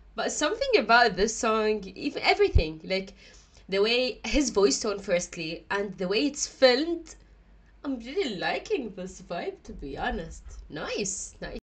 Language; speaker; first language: English; non-native, fluent; Arabic